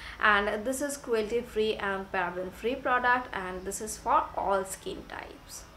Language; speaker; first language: English; non-native, local second language; Bangla